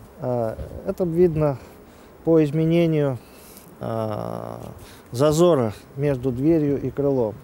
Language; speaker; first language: Russian; native; Russian